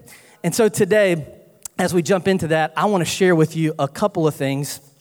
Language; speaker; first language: English; native; English